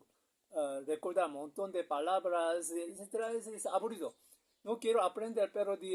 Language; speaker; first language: Spanish; non-native, learner; Korean